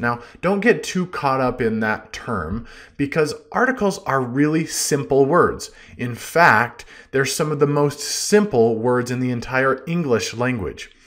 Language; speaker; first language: English; native; English